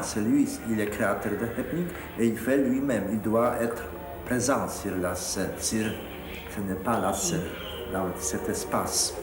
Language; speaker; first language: French; non-native, fluent; Polish